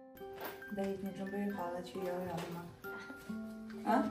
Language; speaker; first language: Chinese; non-native, fluent; Russian